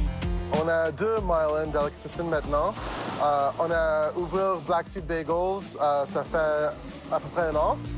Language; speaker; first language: French; non-native, local second language; English